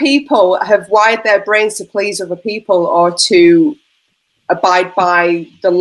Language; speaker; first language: English; native; English